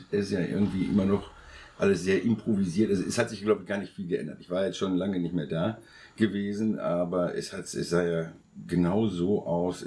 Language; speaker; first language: German; native; German